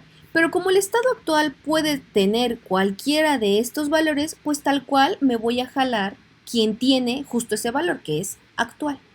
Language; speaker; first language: Spanish; native; Spanish